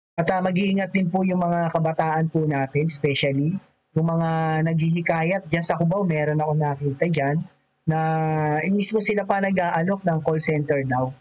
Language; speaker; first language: Filipino; native; Filipino